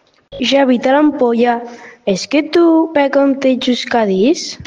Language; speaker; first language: French; non-native, learner; Catalan